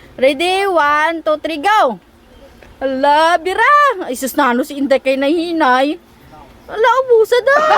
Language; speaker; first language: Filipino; non-native, local second language; Hiligaynon